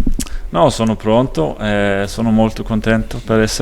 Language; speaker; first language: Italian; non-native, fluent; Danish